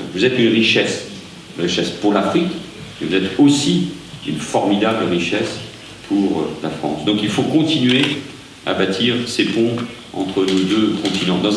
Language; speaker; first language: French; native; French